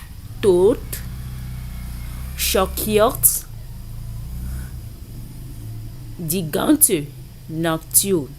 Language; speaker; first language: German; non-native, learner; French